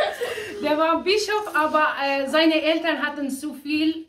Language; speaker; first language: German; non-native, fluent; Aramaic